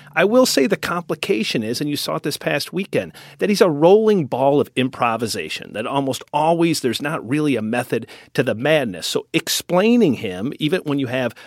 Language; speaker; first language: English; native; English